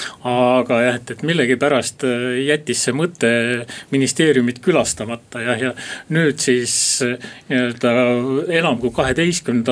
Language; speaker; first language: Estonian; native; Estonian